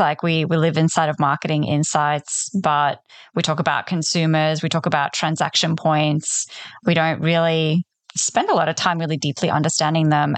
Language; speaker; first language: English; non-native, fluent; Polish